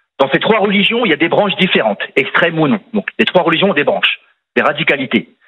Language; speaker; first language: French; native; French